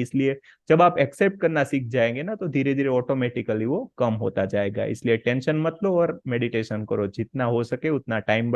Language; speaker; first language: Hindi; native; Hindi